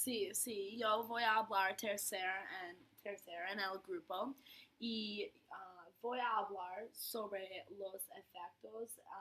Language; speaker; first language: Spanish; non-native, learner; English